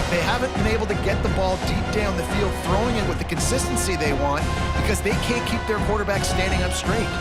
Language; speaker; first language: English; native; English